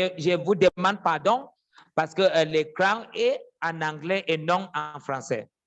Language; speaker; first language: French; non-native, fluent; English